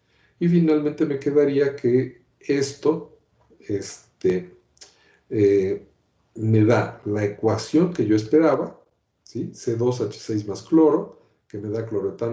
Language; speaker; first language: Spanish; native; Spanish